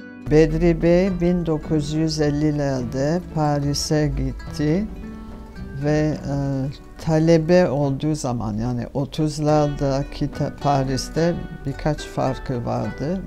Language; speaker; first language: Turkish; non-native, fluent; French